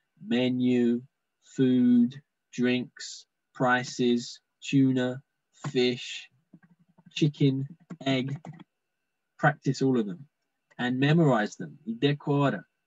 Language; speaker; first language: English; native; English